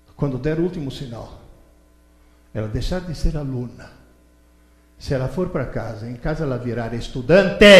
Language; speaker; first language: Portuguese; early bilingual, other home language; Italian